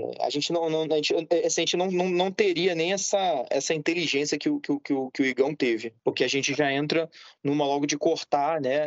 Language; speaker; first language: Portuguese; native; Portuguese